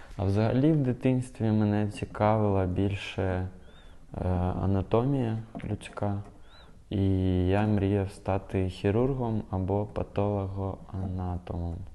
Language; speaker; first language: Ukrainian; non-native, local second language; Russian